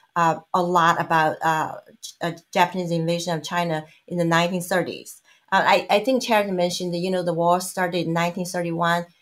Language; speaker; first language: English; non-native, fluent; Chinese